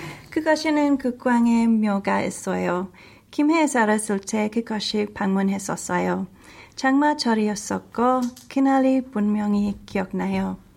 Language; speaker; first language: Korean; non-native, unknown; English